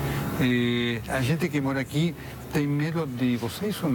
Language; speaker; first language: Portuguese; non-native, learner; Spanish